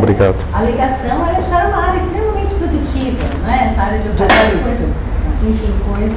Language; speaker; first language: Portuguese; native; Portuguese